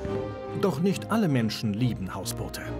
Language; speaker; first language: German; native; German